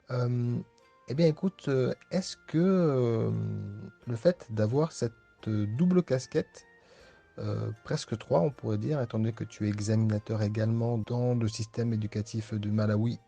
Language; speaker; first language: French; native; French